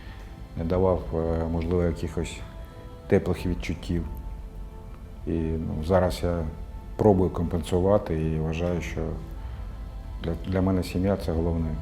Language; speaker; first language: Ukrainian; non-native, local second language; Russian